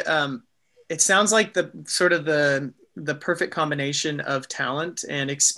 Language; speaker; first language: English; native; English